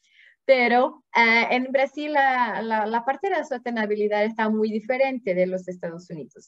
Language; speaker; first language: Spanish; non-native, fluent; Portuguese